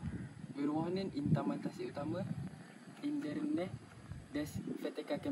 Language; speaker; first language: German; non-native, learner; Malay